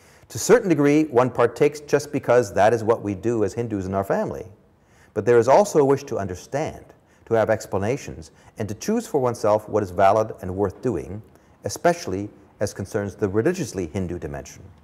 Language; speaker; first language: English; early bilingual, other home language; German